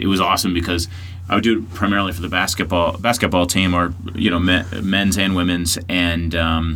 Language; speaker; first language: English; native; English